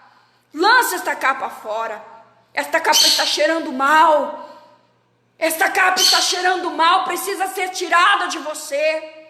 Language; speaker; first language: Portuguese; native; Portuguese